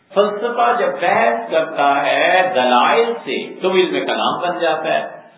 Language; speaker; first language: Urdu; native; Urdu